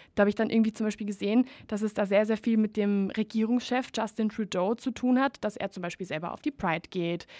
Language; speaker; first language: German; non-native, fluent; Spanish